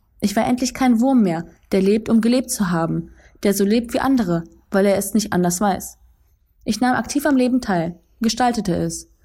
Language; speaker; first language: German; early bilingual, other home language; Kurdish